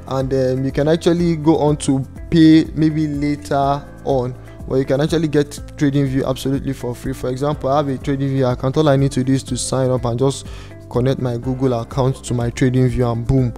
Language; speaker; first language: English; non-native, local second language; Yoruba